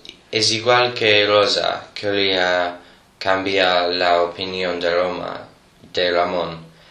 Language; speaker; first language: Spanish; non-native, learner; English